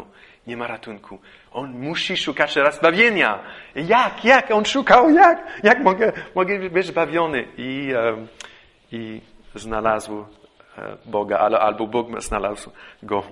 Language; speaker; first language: Polish; non-native, fluent; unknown